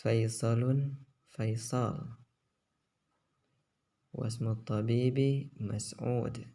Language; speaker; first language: Arabic; non-native, fluent; Indonesian